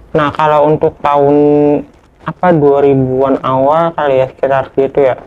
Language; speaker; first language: Indonesian; native; Indonesian